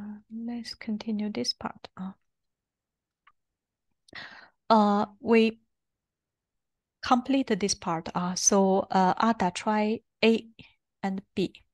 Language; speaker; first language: English; non-native, fluent; Chinese